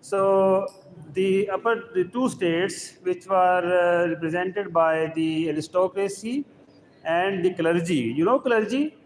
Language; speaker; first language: English; non-native, local second language; Urdu